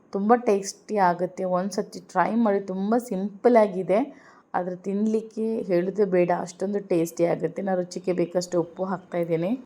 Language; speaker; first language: Kannada; non-native, local second language; Urdu